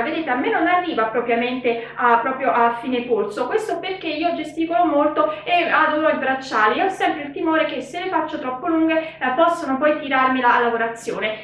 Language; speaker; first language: Italian; native; Italian